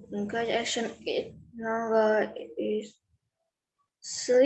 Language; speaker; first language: English; non-native, learner; Vietnamese